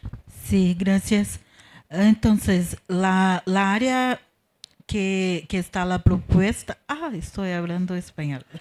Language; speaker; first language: Spanish; non-native, learner; Portuguese